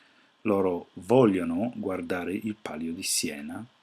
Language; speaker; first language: Italian; non-native, fluent; English